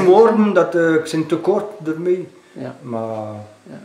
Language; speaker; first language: Dutch; non-native, local second language; French